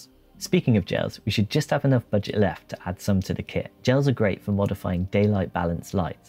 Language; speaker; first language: English; native; English